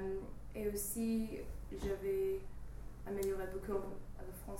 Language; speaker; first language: French; non-native, fluent; English